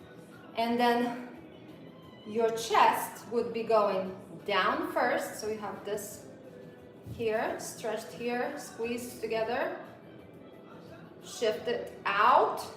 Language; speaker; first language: English; non-native, fluent; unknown